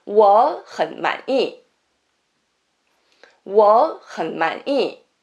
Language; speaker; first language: Chinese; non-native, fluent; Korean